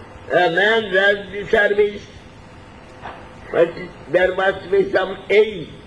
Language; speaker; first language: English; non-native, local second language; Odia